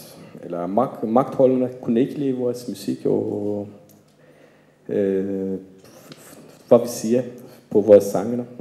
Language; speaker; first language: Danish; non-native, fluent; Turkish